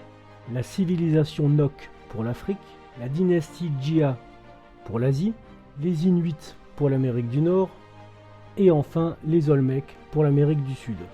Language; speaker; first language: French; native; French